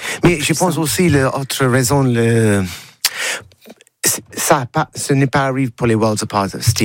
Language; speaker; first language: French; non-native, learner; English